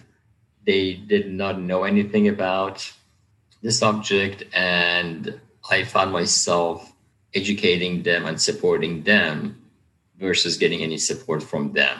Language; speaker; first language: English; native; English